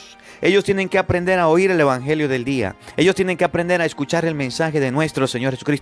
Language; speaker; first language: Spanish; native; Spanish